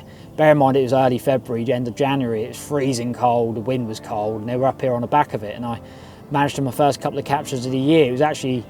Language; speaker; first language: English; native; English